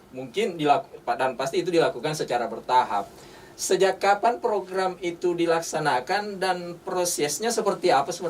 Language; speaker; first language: Indonesian; native; Indonesian